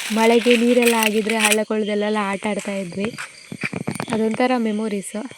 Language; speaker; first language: Kannada; non-native, local second language; Tulu